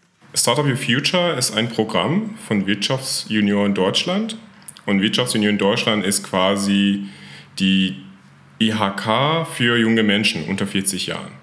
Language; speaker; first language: German; non-native, fluent; Persian